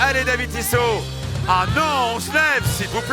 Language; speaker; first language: French; native; French